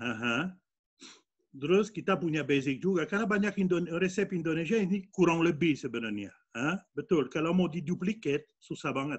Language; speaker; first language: Indonesian; non-native, fluent; French